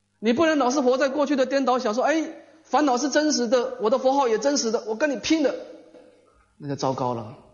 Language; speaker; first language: Chinese; native; Chinese